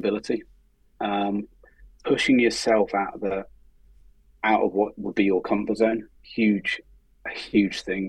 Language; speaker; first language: English; native; English